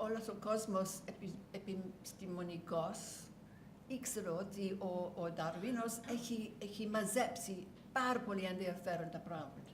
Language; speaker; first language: Greek; non-native, learner; English